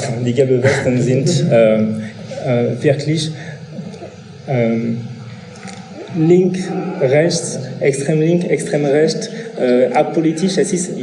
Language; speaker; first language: German; non-native, learner; French